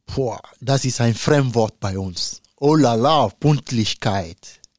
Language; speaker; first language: German; non-native, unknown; Dyula